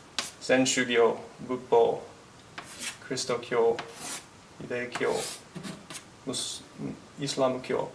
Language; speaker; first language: Japanese; non-native, fluent; English